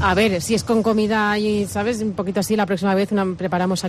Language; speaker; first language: Spanish; native; Spanish